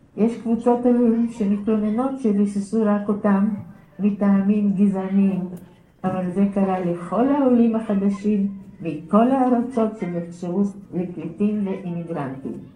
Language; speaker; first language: Hebrew; early bilingual, other home language; Bulgarian